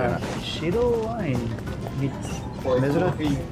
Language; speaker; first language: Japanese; non-native, learner; English